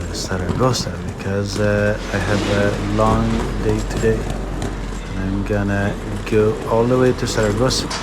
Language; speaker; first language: English; non-native, fluent; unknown